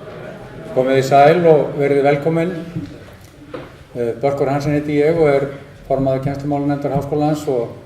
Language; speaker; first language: Icelandic; native; Icelandic